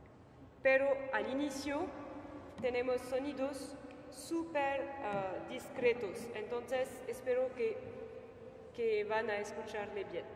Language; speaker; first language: Spanish; non-native, fluent; French